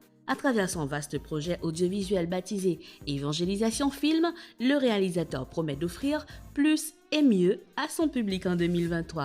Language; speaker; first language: French; non-native, local second language; Haitian Creole